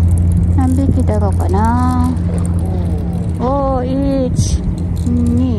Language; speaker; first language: Japanese; non-native, learner; Filipino